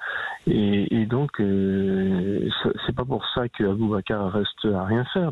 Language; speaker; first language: French; native; French